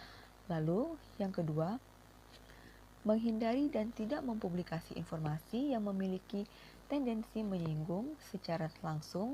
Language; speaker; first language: Indonesian; native; Indonesian